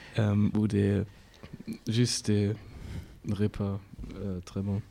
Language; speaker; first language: French; non-native, learner; German